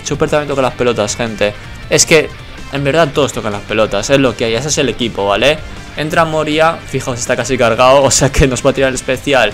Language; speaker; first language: Spanish; native; Spanish